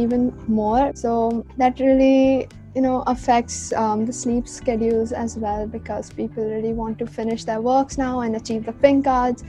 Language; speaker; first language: English; non-native, local second language; Hindi